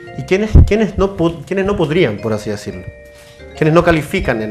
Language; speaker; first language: Spanish; native; Spanish